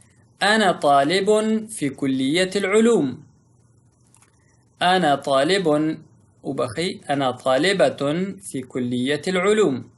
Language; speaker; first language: Arabic; non-native, fluent; Pashto